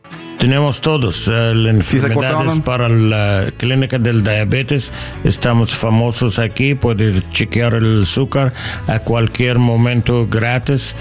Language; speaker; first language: Spanish; non-native, learner; English